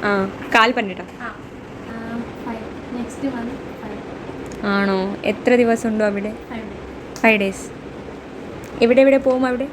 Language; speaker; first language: Malayalam; non-native, learner; Telugu